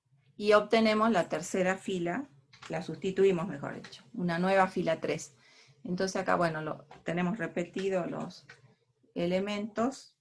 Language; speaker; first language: Spanish; native; Spanish